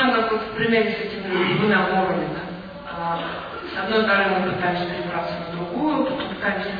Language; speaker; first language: Russian; native; Russian